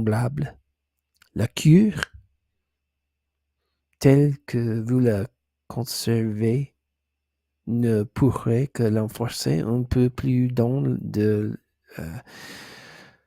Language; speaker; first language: French; non-native, learner; English